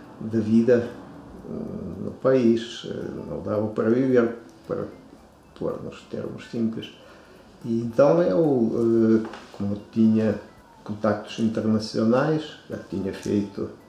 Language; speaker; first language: Portuguese; non-native, fluent; Russian